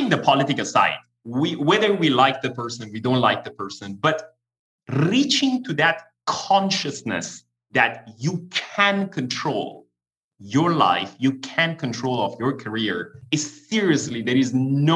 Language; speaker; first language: English; non-native, fluent; Persian